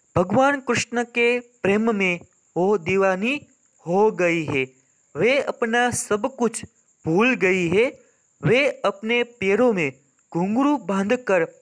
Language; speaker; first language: Hindi; non-native, local second language; Gujarati